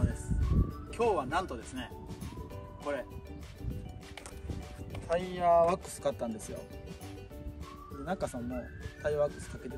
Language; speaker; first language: Japanese; native; Japanese